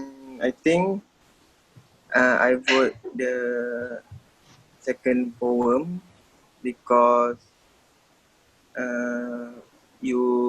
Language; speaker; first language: English; non-native, learner; Malay